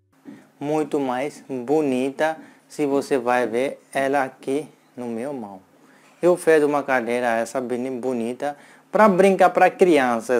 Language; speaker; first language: Portuguese; non-native, learner; Hindi